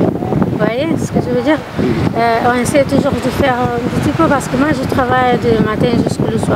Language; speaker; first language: French; non-native, learner; Kabuverdianu